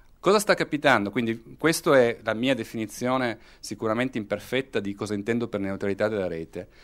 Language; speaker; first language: Italian; native; Italian